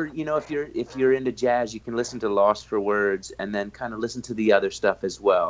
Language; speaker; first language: English; native; English